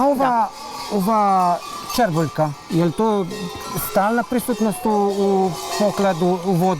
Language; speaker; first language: Bosnian; native; Bosnian